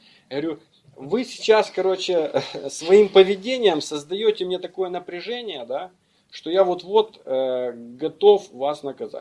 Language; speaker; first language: Russian; native; Russian